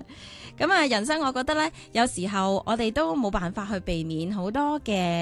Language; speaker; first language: Cantonese; native; Cantonese